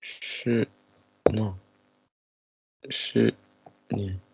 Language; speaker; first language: Chinese; non-native, learner; Tibetan